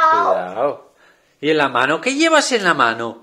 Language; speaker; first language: Spanish; native; Spanish